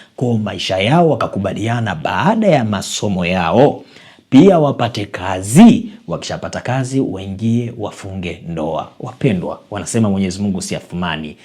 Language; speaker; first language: Swahili; native; Swahili